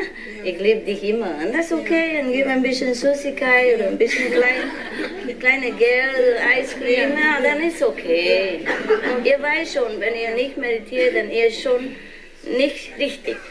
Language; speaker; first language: German; non-native, learner; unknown